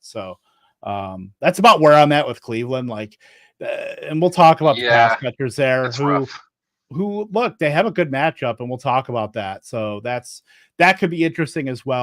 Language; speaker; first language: English; native; English